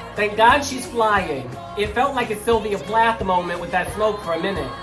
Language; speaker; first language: English; native; English